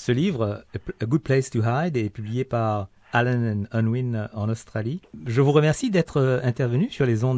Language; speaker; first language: French; native; French